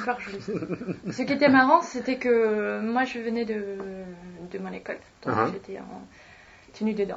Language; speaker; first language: French; non-native, fluent; Swedish